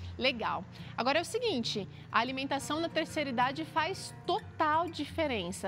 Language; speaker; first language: Portuguese; native; Portuguese